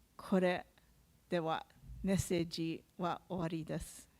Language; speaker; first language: Japanese; non-native, learner; English